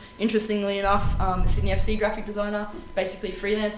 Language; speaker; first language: English; native; English